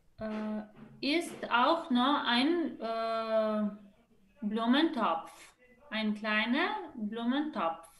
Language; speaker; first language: German; non-native, learner; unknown